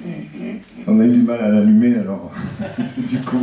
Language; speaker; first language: French; native; French